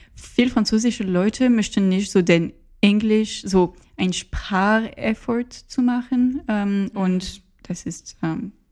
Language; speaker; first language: German; non-native, learner; French